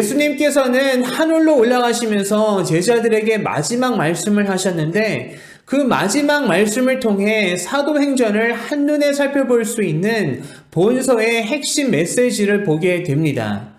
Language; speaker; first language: Korean; native; Korean